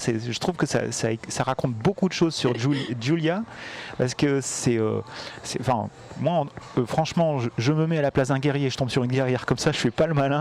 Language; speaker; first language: French; native; French